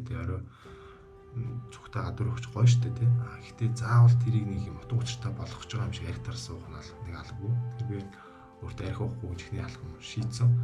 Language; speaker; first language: Mongolian; native; Mongolian